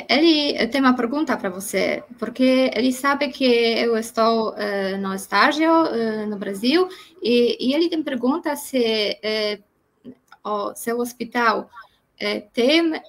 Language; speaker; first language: Portuguese; non-native, learner; Polish